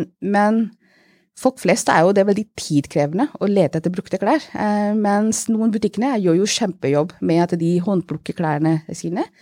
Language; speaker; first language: Norwegian; non-native, fluent; Hindi